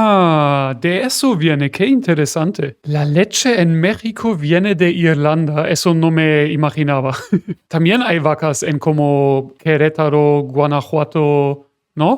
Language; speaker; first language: Spanish; non-native, fluent; German